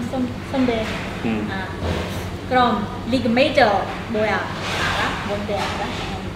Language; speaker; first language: Korean; non-native, learner; Vietnamese